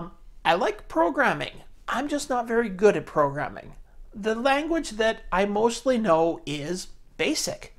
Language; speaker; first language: English; native; English